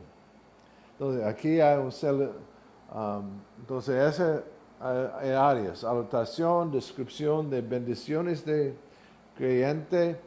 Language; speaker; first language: Spanish; non-native, learner; English